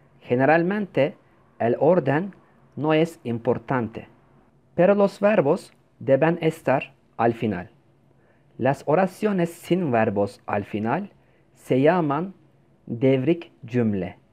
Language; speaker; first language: Spanish; non-native, fluent; Turkish